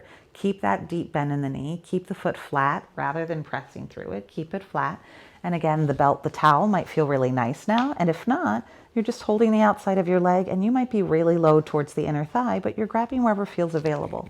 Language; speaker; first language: English; native; English